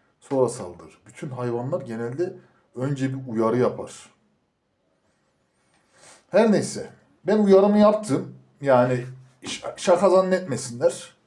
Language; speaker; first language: Turkish; native; Turkish